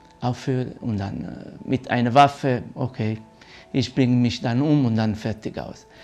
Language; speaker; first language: German; non-native, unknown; Italian